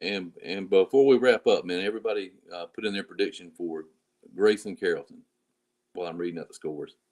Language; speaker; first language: English; native; English